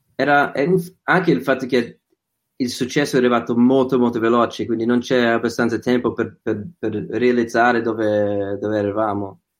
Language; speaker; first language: Italian; non-native, fluent; English